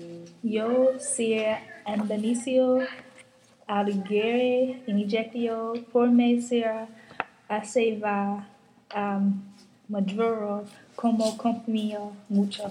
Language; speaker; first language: Spanish; non-native, learner; English